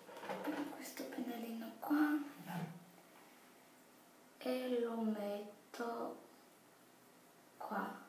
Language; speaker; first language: Italian; non-native, fluent; Portuguese